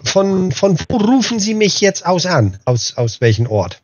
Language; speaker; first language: German; native; German